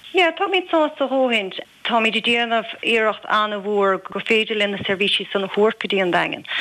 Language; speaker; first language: Irish; native; Irish